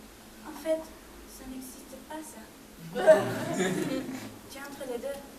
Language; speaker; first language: French; non-native, learner; Spanish